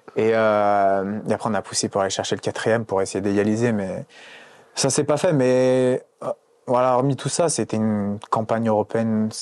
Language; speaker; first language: French; native; French